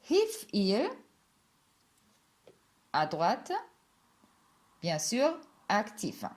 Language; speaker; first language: French; non-native, fluent; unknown